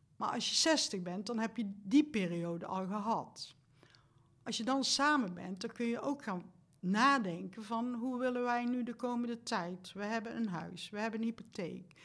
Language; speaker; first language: Dutch; native; Dutch